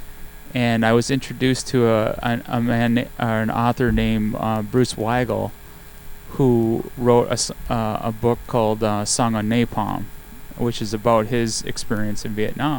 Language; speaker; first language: English; native; English